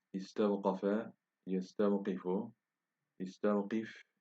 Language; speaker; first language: Arabic; non-native, fluent; Turkish